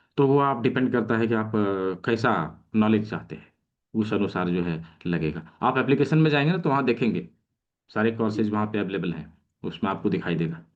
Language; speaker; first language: Hindi; native; Hindi